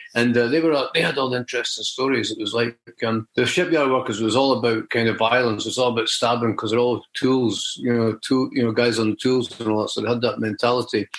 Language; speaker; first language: English; native; English